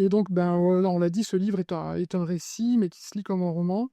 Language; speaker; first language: French; native; French